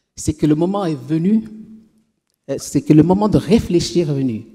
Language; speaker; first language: French; non-native, fluent; English